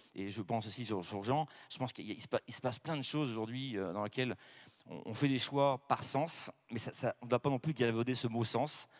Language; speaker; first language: French; native; French